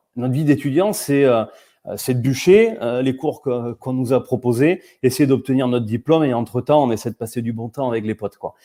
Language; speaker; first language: French; native; French